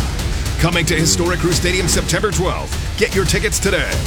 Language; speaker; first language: English; native; English